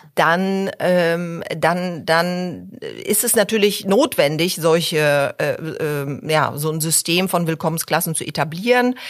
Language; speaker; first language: German; early bilingual, other home language; Polish